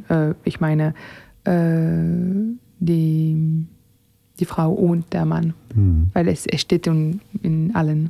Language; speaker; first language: German; non-native, learner; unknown